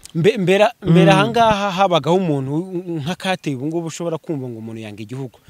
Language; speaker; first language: Kinyarwanda; native; Kinyarwanda